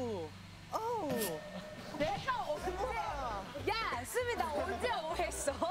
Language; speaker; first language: Korean; native; Korean